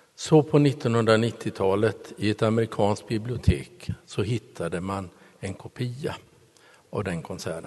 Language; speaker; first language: Swedish; native; Swedish